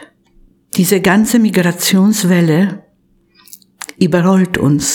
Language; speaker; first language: German; non-native, fluent; Polish